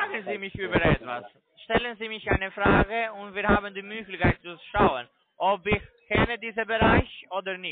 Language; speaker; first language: German; non-native, learner; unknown